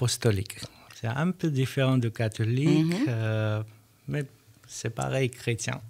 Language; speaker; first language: French; non-native, learner; Armenian